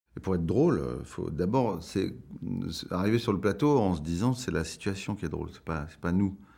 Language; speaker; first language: French; native; French